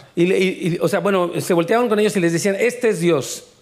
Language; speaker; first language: English; native; English